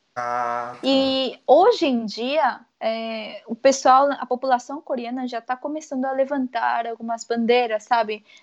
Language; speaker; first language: Portuguese; early bilingual, other home language; Korean